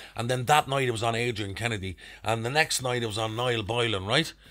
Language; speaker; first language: English; native; English